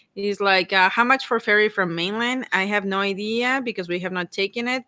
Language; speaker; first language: English; non-native, fluent; Spanish